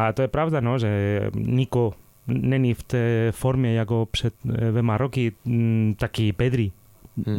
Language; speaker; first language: Czech; non-native, fluent; Spanish